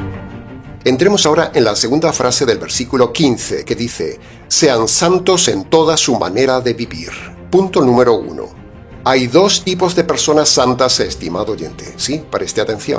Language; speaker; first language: Spanish; native; Spanish